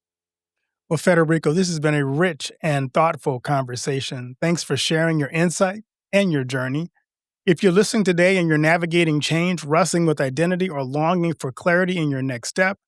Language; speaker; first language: English; native; English